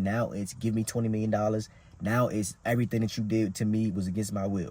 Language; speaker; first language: English; native; English